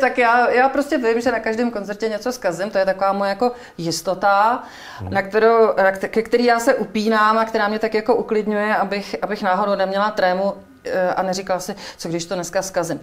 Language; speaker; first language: Czech; native; Czech